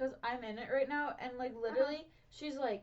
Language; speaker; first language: English; native; English